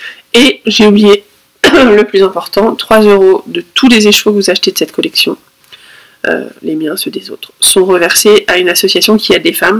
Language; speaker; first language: French; native; French